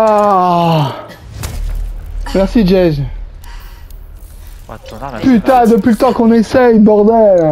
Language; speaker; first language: French; native; French